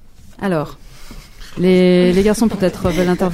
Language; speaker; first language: French; native; French